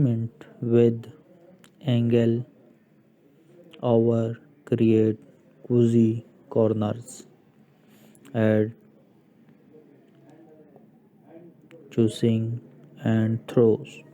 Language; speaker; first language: English; non-native, local second language; Urdu